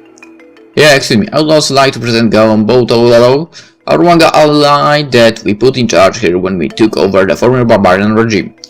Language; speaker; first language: English; non-native, fluent; Polish